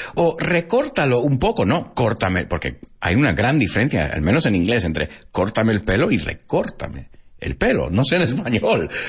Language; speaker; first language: Spanish; non-native, fluent; English